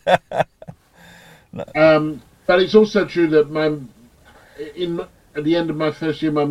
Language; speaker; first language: English; native; English